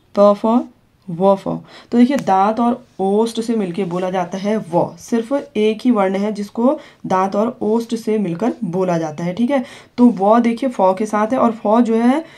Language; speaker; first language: Hindi; native; Hindi